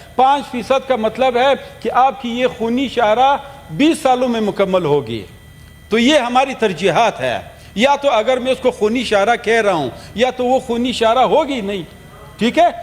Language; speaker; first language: Urdu; non-native, local second language; Pashto